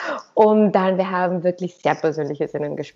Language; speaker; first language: German; non-native, fluent; Spanish